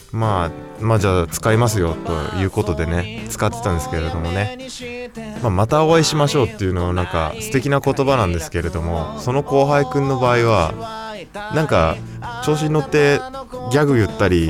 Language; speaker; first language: Japanese; native; Japanese